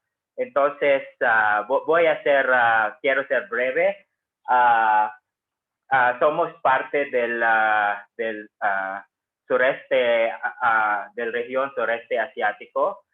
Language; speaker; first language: Spanish; non-native, fluent; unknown